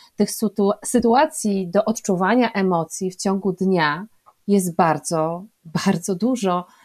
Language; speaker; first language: Polish; native; Polish